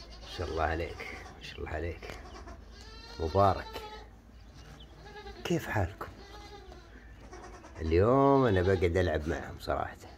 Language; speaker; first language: Arabic; native; Arabic